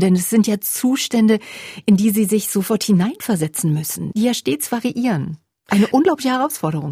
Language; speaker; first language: German; native; German